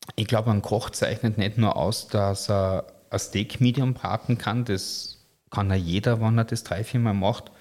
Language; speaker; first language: German; native; German